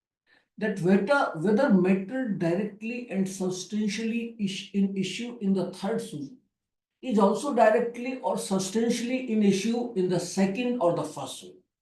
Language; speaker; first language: English; non-native, local second language; Hindi